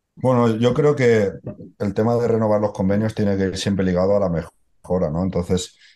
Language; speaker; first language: Spanish; native; Spanish